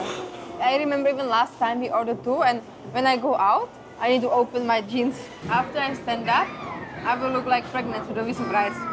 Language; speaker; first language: English; non-native, fluent; Czech